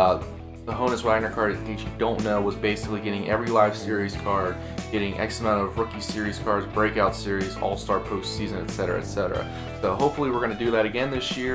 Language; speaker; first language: English; native; English